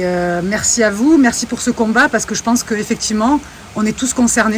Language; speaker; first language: French; native; French